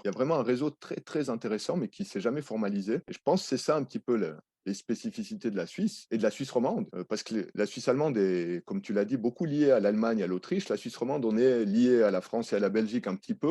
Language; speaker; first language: French; native; French